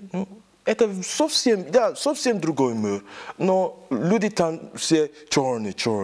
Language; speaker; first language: Russian; non-native, learner; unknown